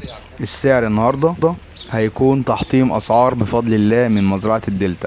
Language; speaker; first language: Arabic; native; Arabic